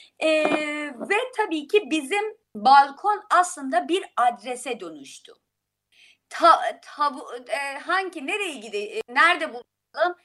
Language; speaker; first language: Turkish; non-native, fluent; Persian